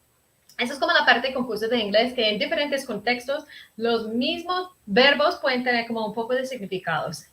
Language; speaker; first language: Spanish; early bilingual, heritage; Spanish